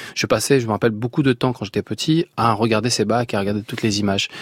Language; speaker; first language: French; non-native, local second language; Arabic